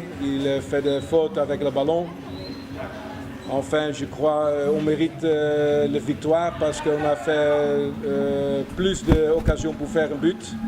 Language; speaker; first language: French; non-native, fluent; Dutch